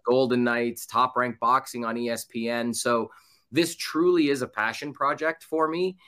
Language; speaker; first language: English; native; English